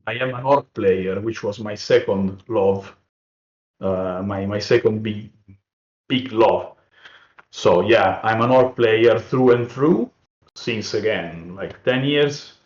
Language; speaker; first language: English; non-native, fluent; Italian